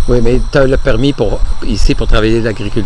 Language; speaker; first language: French; native; French